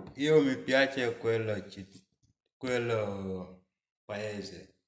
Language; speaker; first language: Italian; non-native, learner; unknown